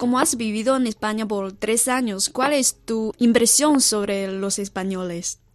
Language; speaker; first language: Spanish; non-native, fluent; Chinese